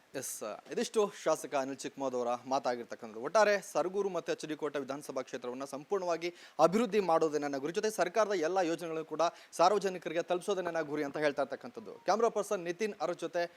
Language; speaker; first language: Kannada; native; Kannada